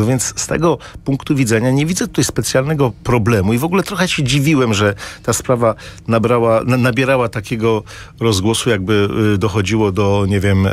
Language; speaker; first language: Polish; native; Polish